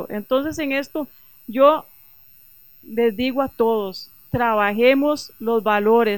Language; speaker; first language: Spanish; native; Spanish